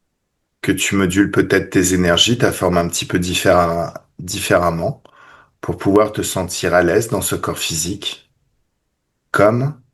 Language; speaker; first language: French; native; French